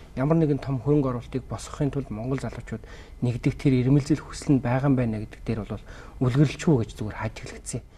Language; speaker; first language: Mongolian; native; Mongolian